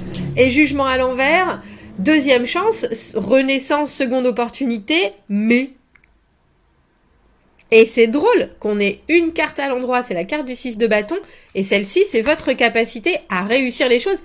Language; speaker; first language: French; native; French